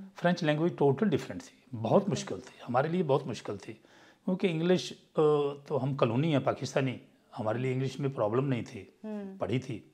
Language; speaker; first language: Urdu; non-native, local second language; Punjabi